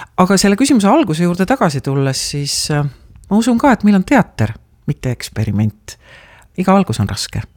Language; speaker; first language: Estonian; native; Estonian